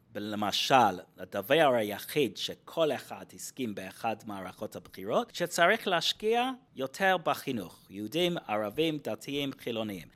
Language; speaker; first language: Hebrew; non-native, fluent; English